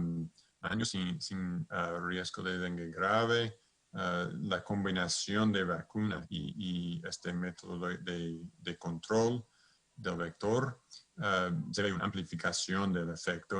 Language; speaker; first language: Spanish; non-native, fluent; English